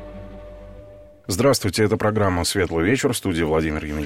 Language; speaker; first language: Russian; native; Russian